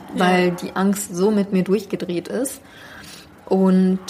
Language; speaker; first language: German; native; German